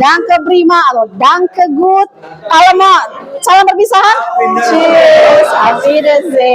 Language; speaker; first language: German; non-native, learner; Indonesian